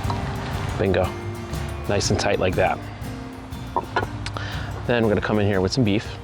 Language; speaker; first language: English; native; English